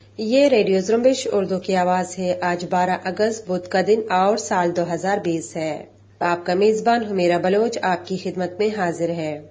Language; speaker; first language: Urdu; non-native, local second language; Baluchi